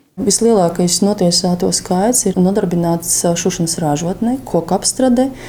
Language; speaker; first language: Latvian; non-native, local second language; Russian